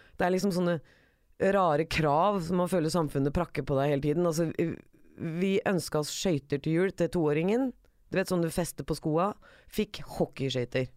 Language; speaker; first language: Norwegian; early bilingual, other home language; Persian